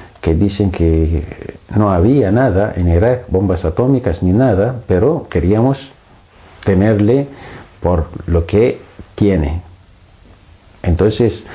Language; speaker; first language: Spanish; non-native, fluent; Arabic